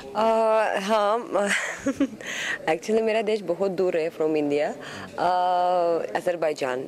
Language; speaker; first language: Hindi; non-native, learner; Azerbaijani